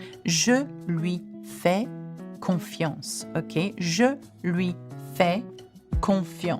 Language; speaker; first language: French; non-native, fluent; English